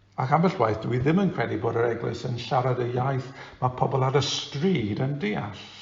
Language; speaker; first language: Welsh; non-native, local second language; English